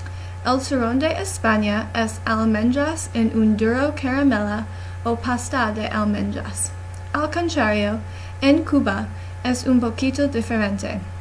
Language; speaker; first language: Spanish; non-native, learner; English